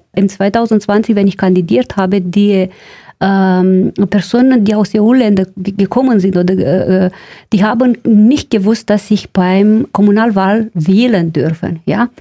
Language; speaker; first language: German; non-native, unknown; Romanian